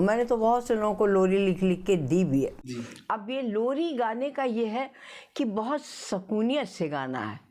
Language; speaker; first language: Hindi; native; Hindi